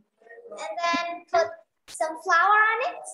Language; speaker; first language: English; non-native, learner; Vietnamese